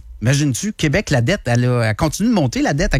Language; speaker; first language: French; native; French